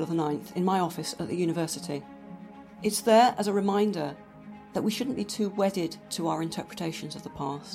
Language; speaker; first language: English; native; English